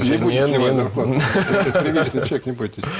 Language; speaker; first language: Russian; native; Russian